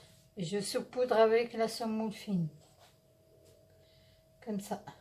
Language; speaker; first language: French; non-native, local second language; Arabic